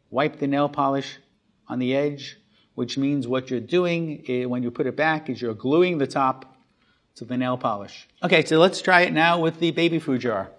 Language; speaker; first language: English; native; English